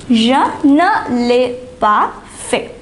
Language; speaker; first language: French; non-native, fluent; English